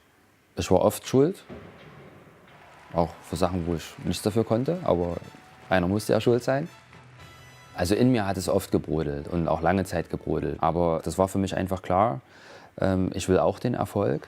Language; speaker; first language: German; native; German